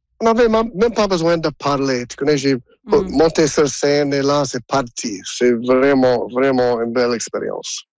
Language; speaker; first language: French; non-native, local second language; English